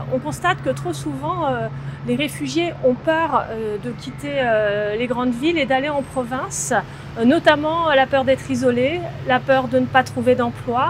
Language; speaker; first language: French; native; French